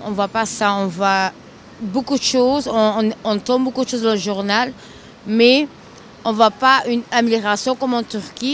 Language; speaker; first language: French; non-native, fluent; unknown